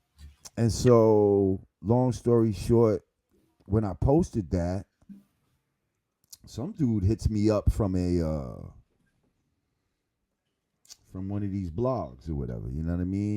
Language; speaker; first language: English; native; English